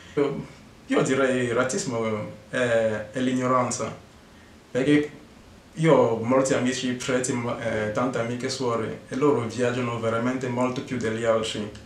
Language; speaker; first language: Italian; non-native, fluent; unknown